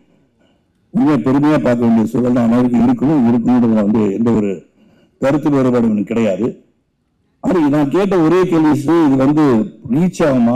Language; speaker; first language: Tamil; native; Tamil